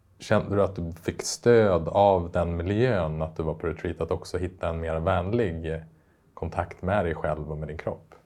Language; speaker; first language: Swedish; native; Swedish